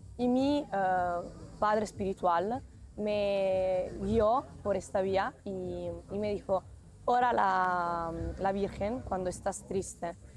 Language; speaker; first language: Spanish; non-native, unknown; Italian